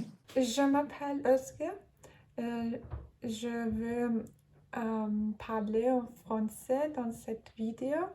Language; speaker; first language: French; non-native, learner; Turkish